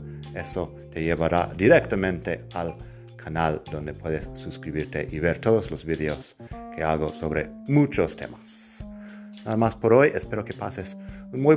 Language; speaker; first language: Spanish; non-native, fluent; English